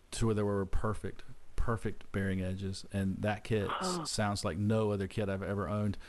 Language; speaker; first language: English; native; English